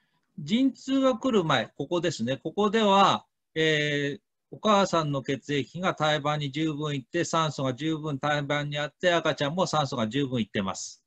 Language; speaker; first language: Japanese; native; Japanese